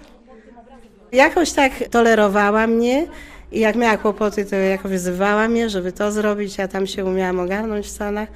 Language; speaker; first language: Polish; native; Polish